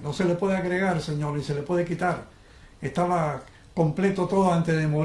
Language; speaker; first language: Spanish; native; Spanish